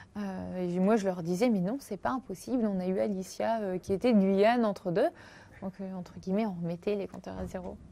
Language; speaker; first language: French; native; French